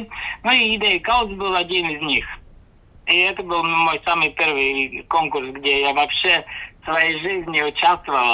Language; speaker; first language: Russian; non-native, local second language; Latvian